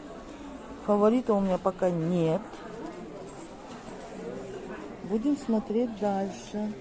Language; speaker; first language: Russian; native; Russian